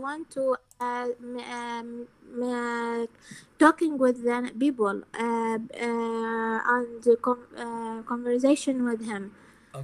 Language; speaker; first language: English; non-native, learner; Arabic